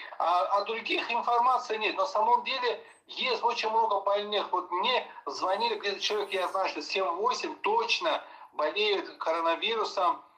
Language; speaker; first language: Russian; non-native, local second language; Azerbaijani